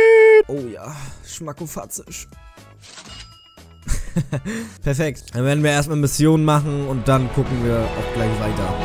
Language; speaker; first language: German; native; German